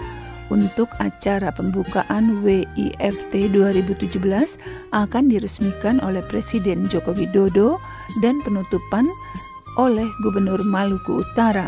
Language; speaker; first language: Indonesian; native; Indonesian